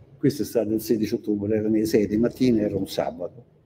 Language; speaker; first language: Italian; native; Italian